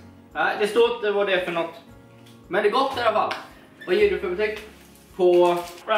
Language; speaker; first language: Swedish; native; Swedish